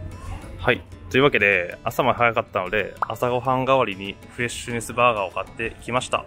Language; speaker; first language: Japanese; native; Japanese